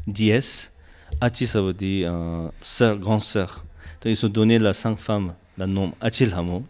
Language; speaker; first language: French; non-native, learner; Tibetan